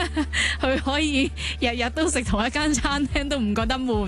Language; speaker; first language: Cantonese; native; Cantonese